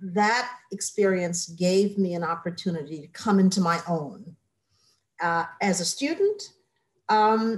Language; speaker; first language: English; native; English